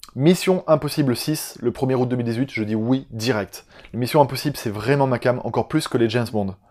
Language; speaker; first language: French; native; French